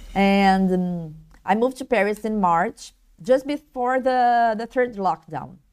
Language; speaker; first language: English; non-native, learner; Portuguese